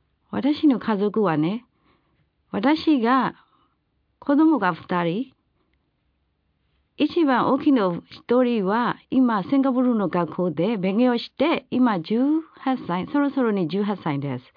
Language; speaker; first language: Japanese; non-native, learner; Burmese